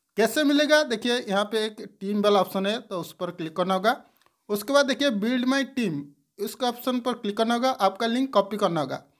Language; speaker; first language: Hindi; non-native, local second language; Bangla